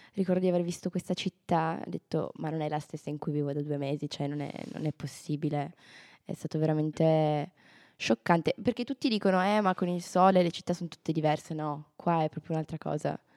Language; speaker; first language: Italian; native; Italian